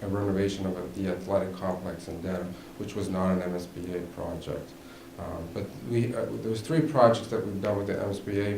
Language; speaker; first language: English; native; English